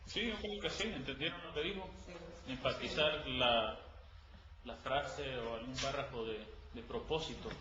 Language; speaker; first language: Spanish; native; Spanish